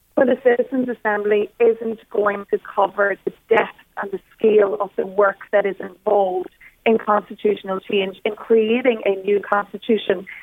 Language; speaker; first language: English; native; English